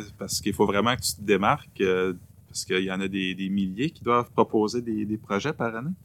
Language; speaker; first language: French; native; French